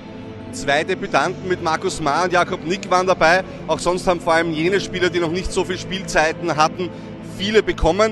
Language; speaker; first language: German; native; German